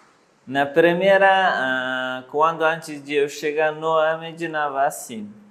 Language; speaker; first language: Portuguese; non-native, learner; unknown